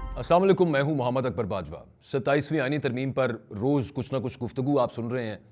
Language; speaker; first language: Urdu; non-native, local second language; Punjabi